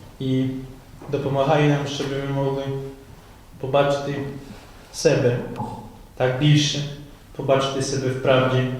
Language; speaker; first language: Ukrainian; non-native, fluent; Polish